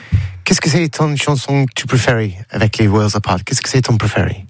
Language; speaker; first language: French; non-native, learner; English